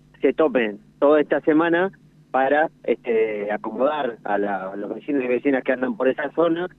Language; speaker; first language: Spanish; native; Spanish